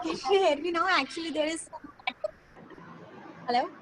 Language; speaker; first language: English; non-native, learner; Hindi